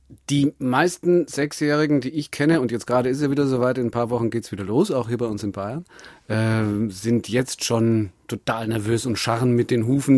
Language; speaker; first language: German; native; German